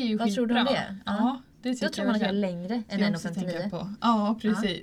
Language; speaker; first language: Swedish; native; Swedish